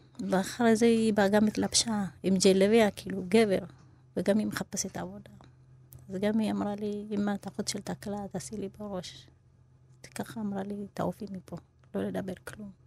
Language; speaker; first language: Hebrew; non-native, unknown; Amharic